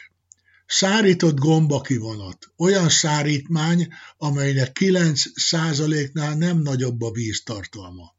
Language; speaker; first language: Hungarian; native; Hungarian